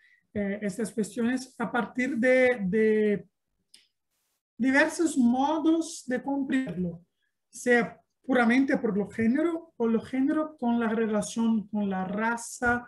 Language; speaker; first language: Spanish; non-native, learner; Portuguese